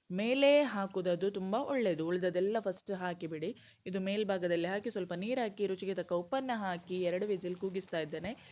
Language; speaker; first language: Kannada; non-native, local second language; Konkani